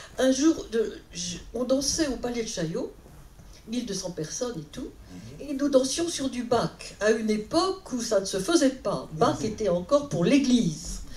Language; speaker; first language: French; native; French